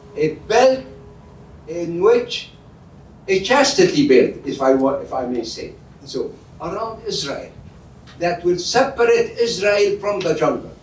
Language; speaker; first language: English; non-native, fluent; Arabic